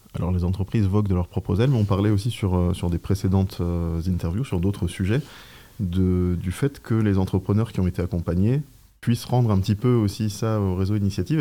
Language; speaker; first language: French; native; French